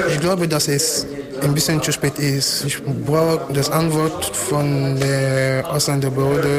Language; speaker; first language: German; non-native, learner; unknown